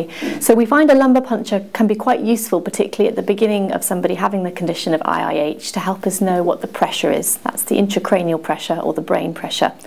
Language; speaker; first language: English; native; English